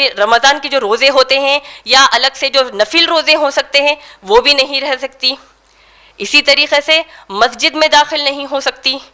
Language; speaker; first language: Urdu; native; Urdu